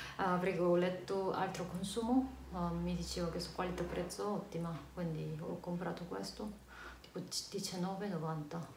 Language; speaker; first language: Italian; non-native, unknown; Korean